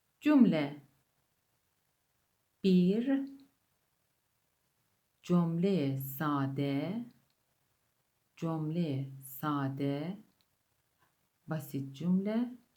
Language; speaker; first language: Turkish; non-native, fluent; Persian